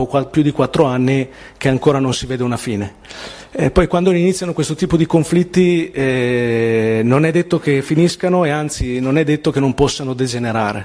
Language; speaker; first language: Italian; native; Italian